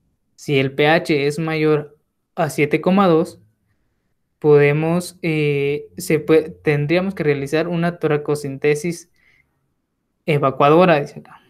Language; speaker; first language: Spanish; native; Spanish